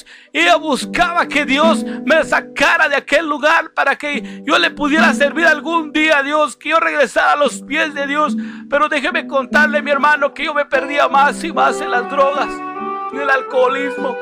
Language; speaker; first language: Spanish; native; Spanish